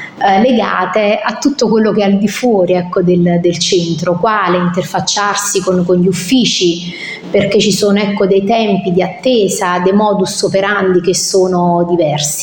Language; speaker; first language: Italian; native; Italian